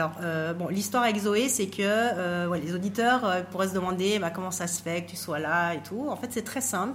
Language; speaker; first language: French; native; French